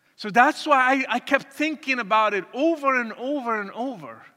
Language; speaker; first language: English; non-native, fluent; Arabic